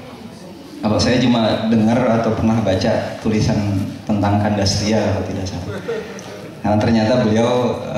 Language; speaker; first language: Indonesian; native; Indonesian